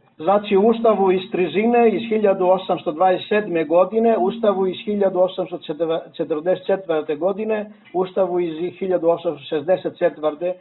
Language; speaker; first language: Serbian; non-native, fluent; Greek